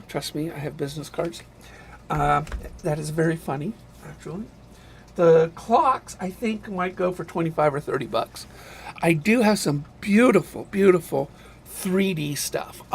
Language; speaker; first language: English; native; English